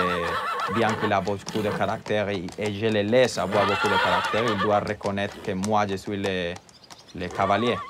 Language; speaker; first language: French; non-native, fluent; Spanish